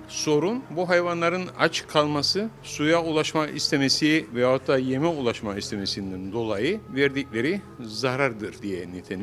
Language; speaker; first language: Turkish; native; Turkish